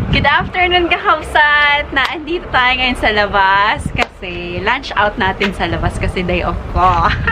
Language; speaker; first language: Filipino; non-native, local second language; Iloko